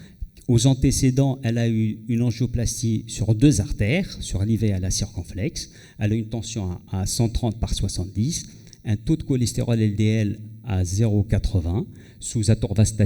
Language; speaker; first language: French; non-native, local second language; Arabic